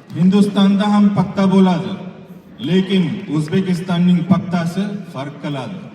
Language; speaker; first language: Uzbek; non-native, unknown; Kannada